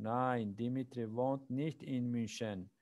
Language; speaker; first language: German; non-native, fluent; Turkish